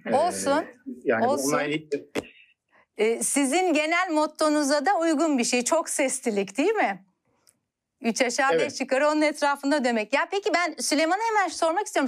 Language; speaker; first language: Turkish; native; Turkish